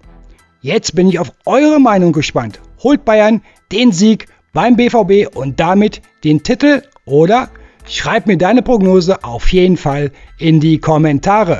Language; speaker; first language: German; native; German